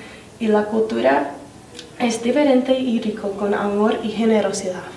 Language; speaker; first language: Spanish; non-native, fluent; English